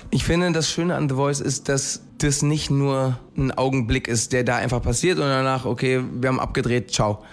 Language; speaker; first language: German; early bilingual, heritage; Spanish